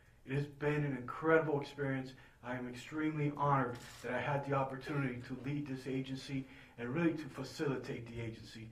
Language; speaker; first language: English; early bilingual, other home language; Spanish